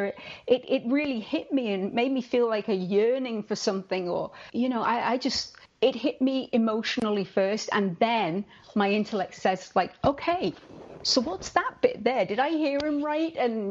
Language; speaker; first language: English; native; English